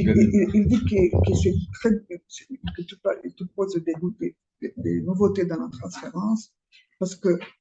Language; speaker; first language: French; non-native, fluent; Spanish